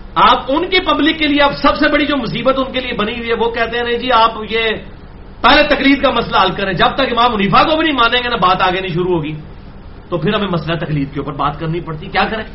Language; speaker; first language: Urdu; non-native, local second language; Punjabi